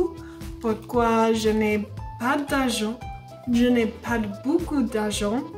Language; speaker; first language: French; non-native, learner; English